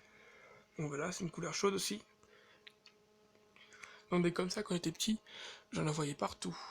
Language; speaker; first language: French; native; French